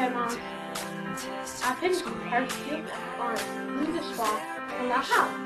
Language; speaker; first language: French; non-native, learner; English